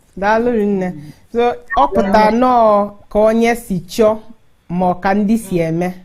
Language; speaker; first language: Igbo; native; Igbo